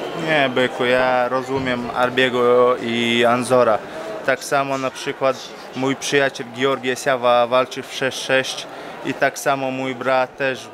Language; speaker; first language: Polish; non-native, fluent; Chechen